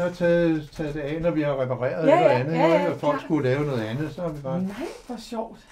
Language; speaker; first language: Danish; native; Danish